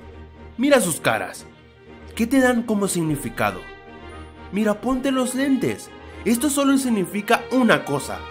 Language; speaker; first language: Spanish; native; Spanish